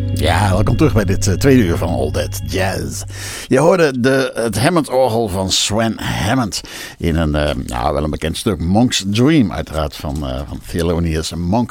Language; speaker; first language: Dutch; native; Dutch